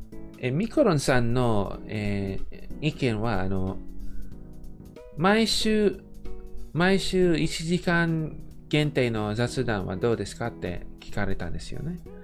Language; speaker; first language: Japanese; non-native, fluent; English